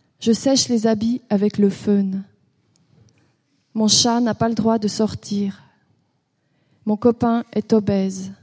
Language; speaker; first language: French; native; French